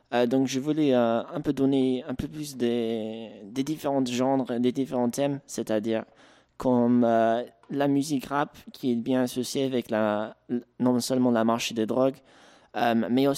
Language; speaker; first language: French; native; French